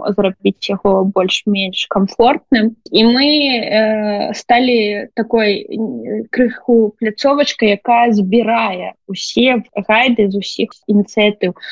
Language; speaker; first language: Belarusian; native; Belarusian